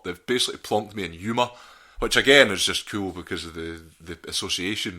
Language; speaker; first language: English; native; English